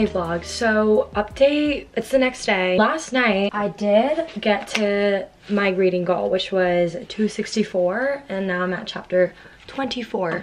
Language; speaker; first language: English; native; English